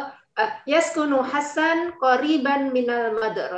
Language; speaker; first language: Arabic; non-native, learner; Indonesian